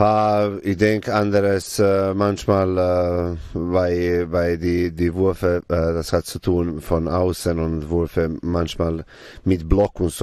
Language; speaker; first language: German; non-native, fluent; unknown